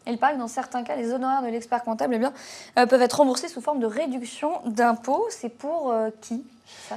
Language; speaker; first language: French; native; French